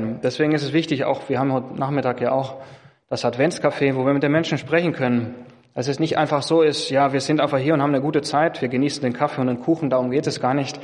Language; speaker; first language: German; non-native, fluent; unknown